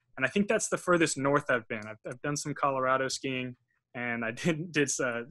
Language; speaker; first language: English; native; English